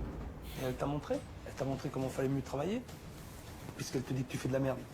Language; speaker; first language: French; native; French